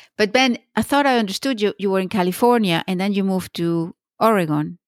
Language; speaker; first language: English; non-native, fluent; Spanish